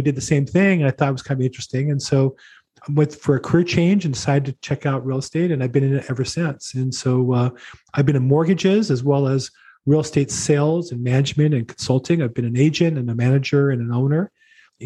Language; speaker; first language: English; native; English